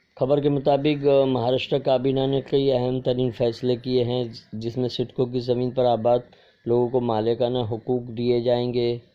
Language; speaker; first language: Urdu; native; Urdu